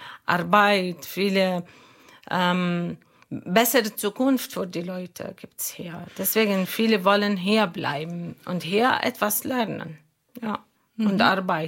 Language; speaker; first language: German; non-native, learner; Arabic